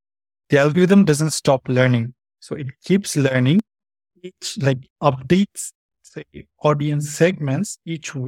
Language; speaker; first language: English; non-native, fluent; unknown